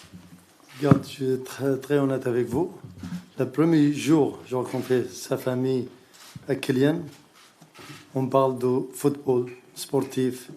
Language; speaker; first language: French; non-native, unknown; Arabic